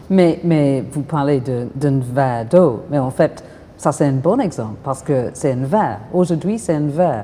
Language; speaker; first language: French; non-native, fluent; English